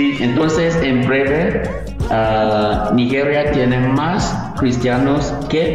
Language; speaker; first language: Spanish; non-native, learner; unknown